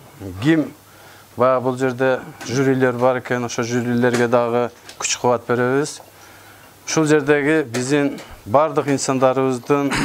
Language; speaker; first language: Kyrgyz; native; Kyrgyz